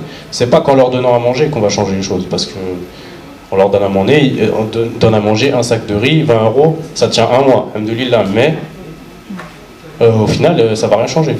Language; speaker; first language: French; native; French